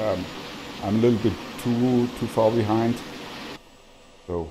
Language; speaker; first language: English; non-native, fluent; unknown